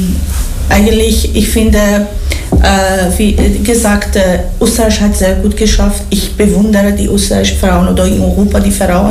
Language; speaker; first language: German; non-native, learner; Persian